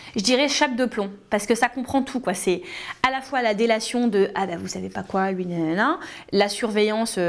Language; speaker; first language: French; native; French